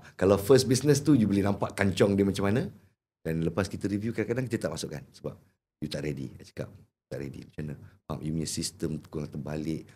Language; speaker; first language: Malay; native; Malay